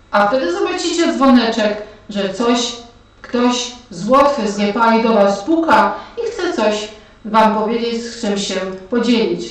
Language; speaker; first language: Polish; native; Polish